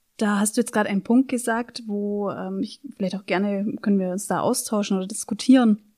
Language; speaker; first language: German; native; German